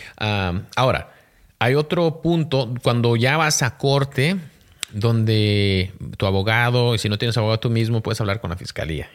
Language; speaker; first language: Spanish; native; Spanish